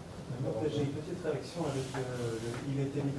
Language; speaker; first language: French; native; French